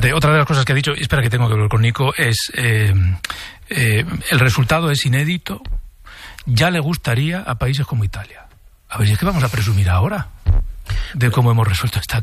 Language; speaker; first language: Spanish; native; Spanish